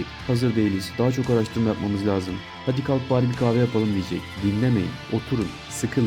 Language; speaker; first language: Turkish; native; Turkish